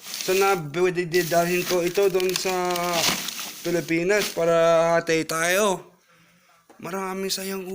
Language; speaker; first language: Filipino; non-native, learner; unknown